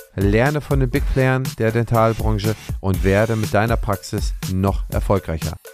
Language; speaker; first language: English; non-native, fluent; German